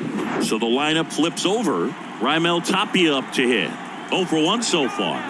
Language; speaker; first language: English; native; English